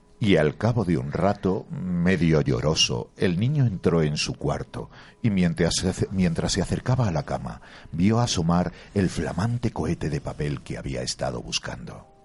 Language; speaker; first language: Spanish; native; Spanish